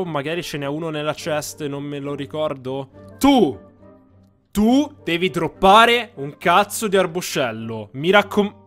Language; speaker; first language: Italian; native; Italian